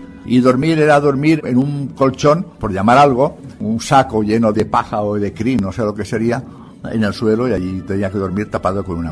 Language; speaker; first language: Spanish; native; Spanish